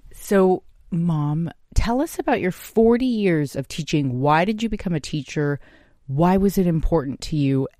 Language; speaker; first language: English; native; English